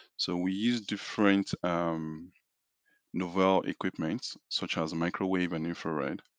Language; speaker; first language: English; non-native, local second language; Yoruba